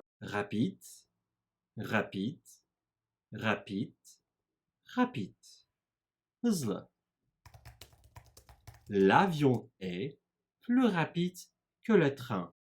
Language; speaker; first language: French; non-native, fluent; Turkish